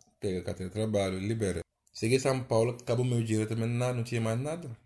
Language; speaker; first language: Portuguese; non-native, learner; Wolof